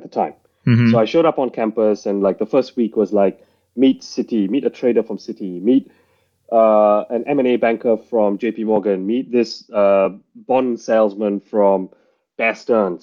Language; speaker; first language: English; non-native, local second language; Tamil